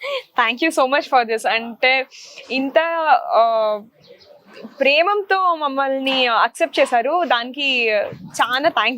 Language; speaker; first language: Telugu; non-native, local second language; Kannada